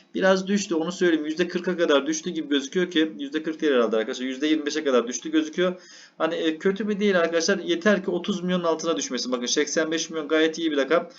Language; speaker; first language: Turkish; native; Turkish